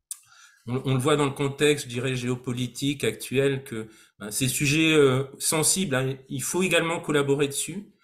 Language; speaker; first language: French; native; French